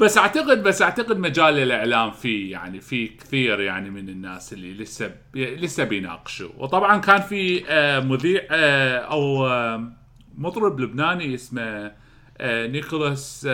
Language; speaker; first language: Arabic; native; Arabic